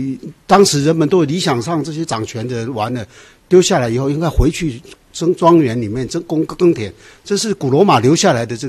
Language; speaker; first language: Chinese; native; Chinese